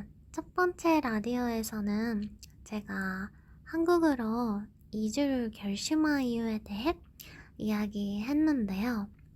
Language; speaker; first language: Korean; non-native, fluent; Japanese